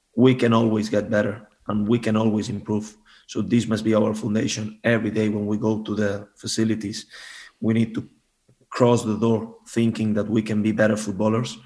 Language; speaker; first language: English; non-native, fluent; Spanish